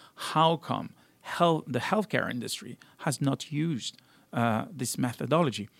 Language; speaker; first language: English; non-native, fluent; French